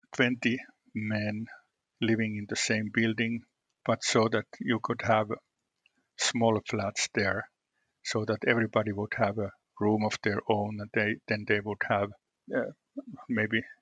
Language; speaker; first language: English; non-native, fluent; Finnish